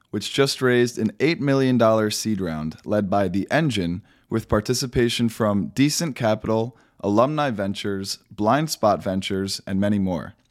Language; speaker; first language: English; native; English